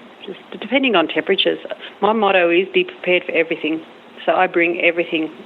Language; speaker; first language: English; native; English